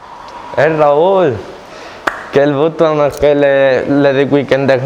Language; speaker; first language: French; non-native, learner; Spanish